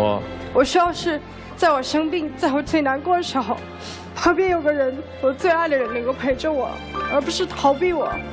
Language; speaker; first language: Chinese; native; Chinese